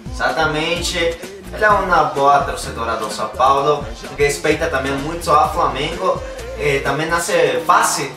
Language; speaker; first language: Portuguese; non-native, learner; Spanish